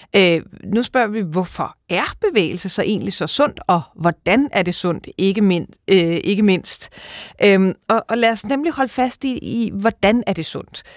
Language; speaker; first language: Danish; native; Danish